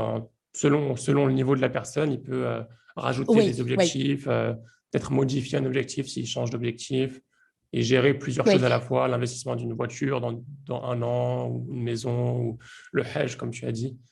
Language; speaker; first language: French; native; French